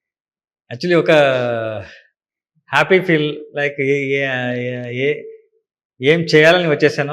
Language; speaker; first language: Telugu; non-native, learner; Kannada